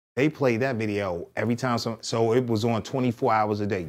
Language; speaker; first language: English; native; English